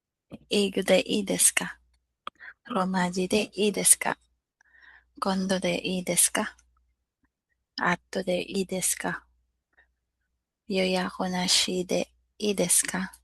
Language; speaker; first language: Japanese; non-native, learner; Filipino